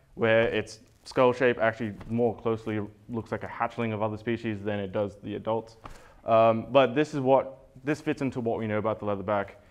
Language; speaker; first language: English; native; English